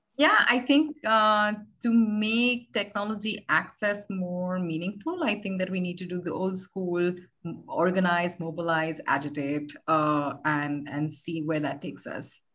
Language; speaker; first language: English; non-native, local second language; Hindi